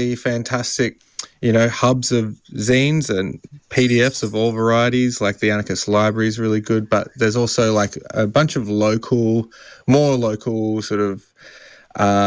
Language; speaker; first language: English; native; English